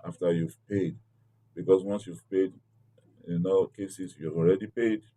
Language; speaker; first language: English; non-native, local second language; Yoruba